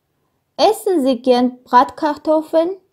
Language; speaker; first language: German; non-native, fluent; Armenian